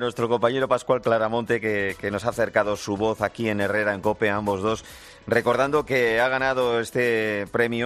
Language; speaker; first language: Spanish; native; Spanish